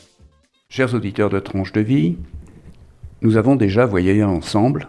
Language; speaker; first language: French; native; French